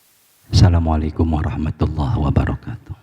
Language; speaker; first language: Indonesian; native; Indonesian